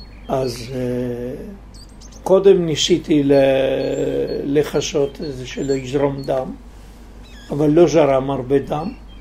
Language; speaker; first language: Hebrew; non-native, fluent; Italian